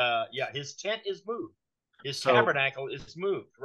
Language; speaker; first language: English; native; English